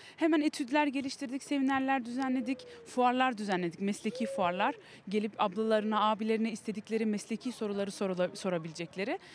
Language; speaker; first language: Turkish; early bilingual, heritage; Turkish